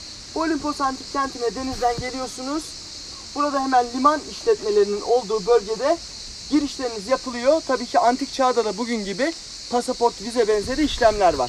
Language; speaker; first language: Turkish; native; Turkish